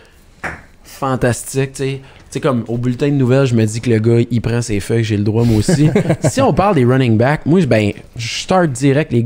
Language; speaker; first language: French; native; French